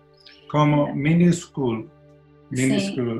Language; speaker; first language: Portuguese; non-native, learner; English